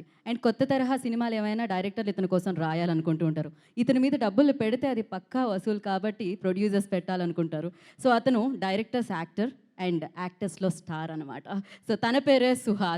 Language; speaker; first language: Telugu; native; Telugu